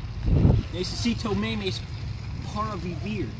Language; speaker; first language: Spanish; non-native, learner; English